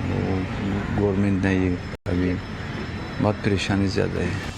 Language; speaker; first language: Hindi; non-native, learner; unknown